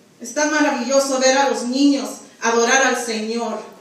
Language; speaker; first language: Spanish; early bilingual, heritage; Spanish